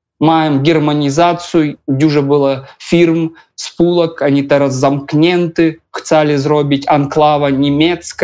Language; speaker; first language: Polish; non-native, learner; Russian